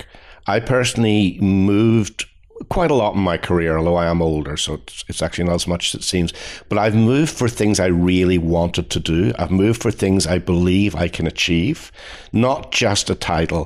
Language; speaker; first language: English; native; English